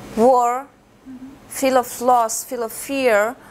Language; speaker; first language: English; non-native, fluent; Russian